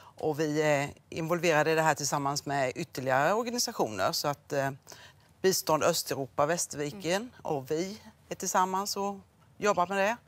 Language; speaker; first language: Swedish; native; Swedish